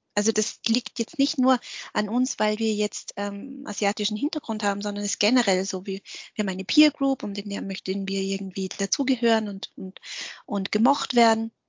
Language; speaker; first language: German; early bilingual, other home language; Vietnamese